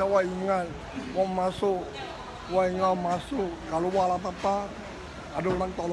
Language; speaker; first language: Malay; non-native, local second language; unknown